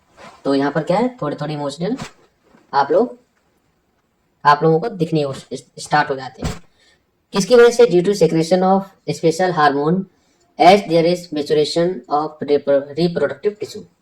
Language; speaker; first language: Hindi; native; Hindi